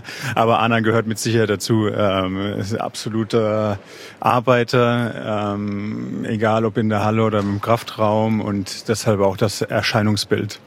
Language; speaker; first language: German; native; German